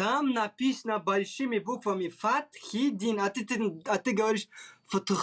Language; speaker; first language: Russian; non-native, learner; Tajik